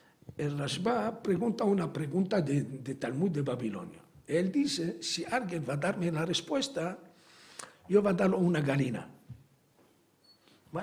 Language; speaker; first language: Spanish; non-native, fluent; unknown